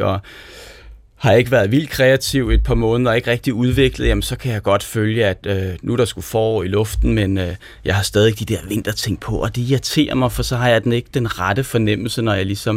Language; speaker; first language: Danish; native; Danish